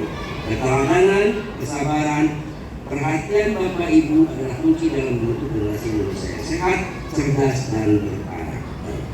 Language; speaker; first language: Indonesian; native; Indonesian